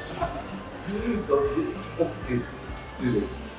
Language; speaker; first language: Japanese; native; Japanese